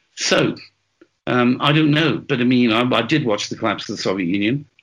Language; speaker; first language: English; native; English